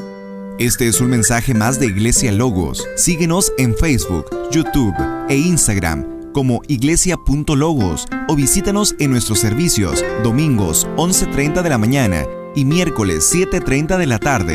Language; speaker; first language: Spanish; native; Spanish